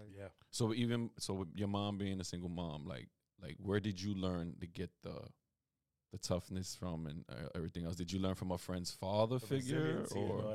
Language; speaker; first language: English; native; English